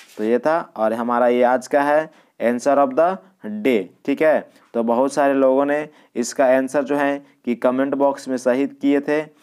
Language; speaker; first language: Hindi; native; Hindi